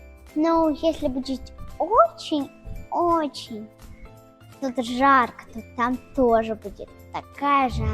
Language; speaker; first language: Russian; non-native, local second language; Tajik